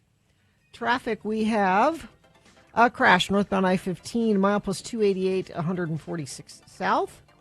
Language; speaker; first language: English; native; English